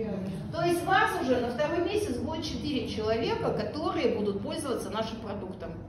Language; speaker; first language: Russian; native; Russian